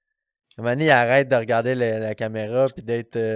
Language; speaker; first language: French; native; French